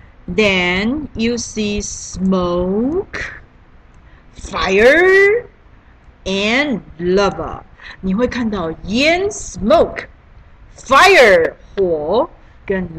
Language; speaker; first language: English; non-native, learner; Chinese